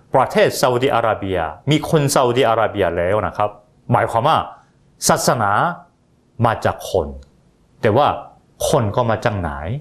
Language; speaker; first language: Thai; non-native, fluent; Korean